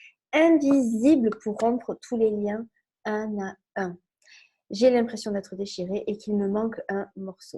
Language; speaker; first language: French; native; French